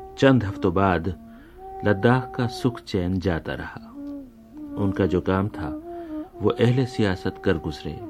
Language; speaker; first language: Urdu; native; Urdu